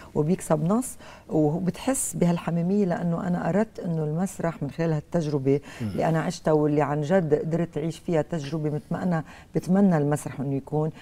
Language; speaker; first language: Arabic; native; Arabic